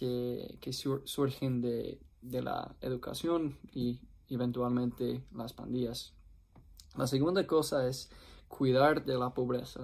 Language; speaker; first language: Spanish; non-native, fluent; English